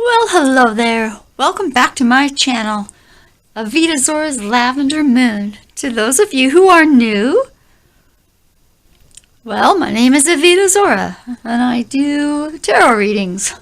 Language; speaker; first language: English; native; English